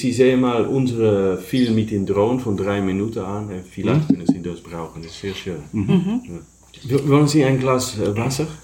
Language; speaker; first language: German; non-native, learner; Dutch